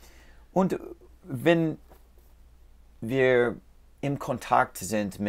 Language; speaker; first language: German; non-native, learner; English